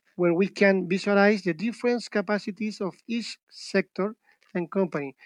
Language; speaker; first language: English; non-native, fluent; Spanish